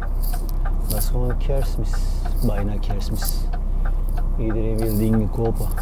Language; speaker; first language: Dutch; non-native, fluent; Turkish